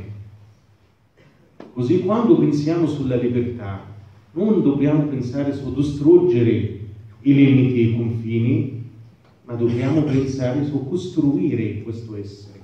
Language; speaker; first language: Italian; non-native, fluent; Arabic